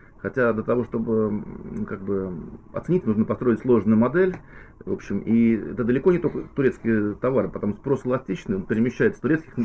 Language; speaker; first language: Russian; native; Russian